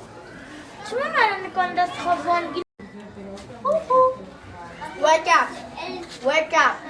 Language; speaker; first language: German; early bilingual, other home language; Arabic